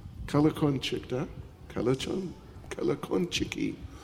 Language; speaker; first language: Russian; non-native, learner; English